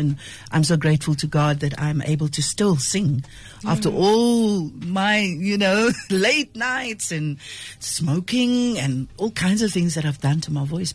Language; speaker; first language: English; native; English